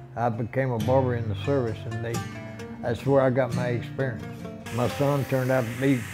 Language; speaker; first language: English; native; English